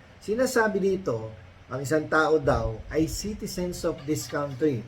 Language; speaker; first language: Filipino; native; Filipino